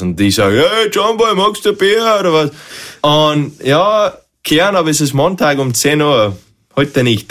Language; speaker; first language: German; non-native, fluent; English